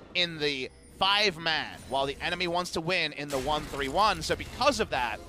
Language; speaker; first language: English; native; English